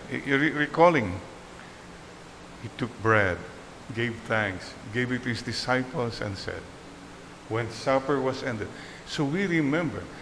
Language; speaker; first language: English; non-native, local second language; Filipino